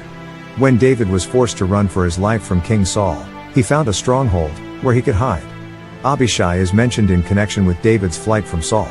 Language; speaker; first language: English; native; English